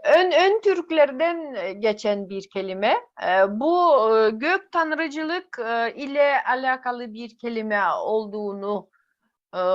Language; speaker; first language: Turkish; non-native, fluent; Yakut